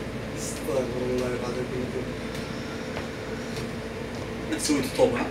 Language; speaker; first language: Arabic; non-native, learner; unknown